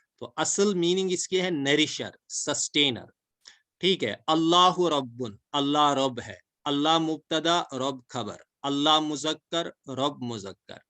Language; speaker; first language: Urdu; non-native, local second language; Kashmiri